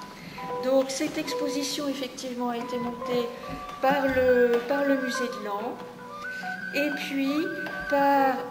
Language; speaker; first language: French; native; French